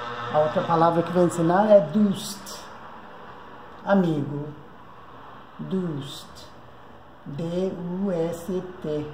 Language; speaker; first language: Portuguese; non-native, fluent; Persian